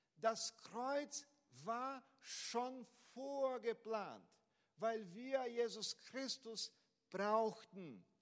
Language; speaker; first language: German; non-native, fluent; Portuguese